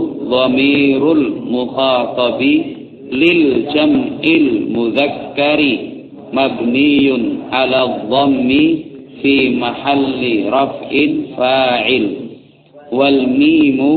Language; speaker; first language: Arabic; non-native, fluent; Javanese